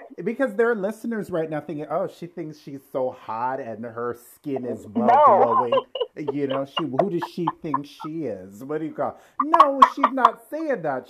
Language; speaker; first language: English; native; English